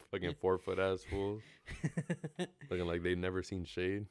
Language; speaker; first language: English; early bilingual, other home language; Spanish